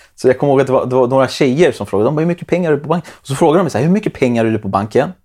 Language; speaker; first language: Swedish; early bilingual, other home language; Spanish